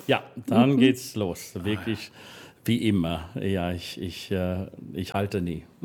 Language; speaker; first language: German; non-native, learner; English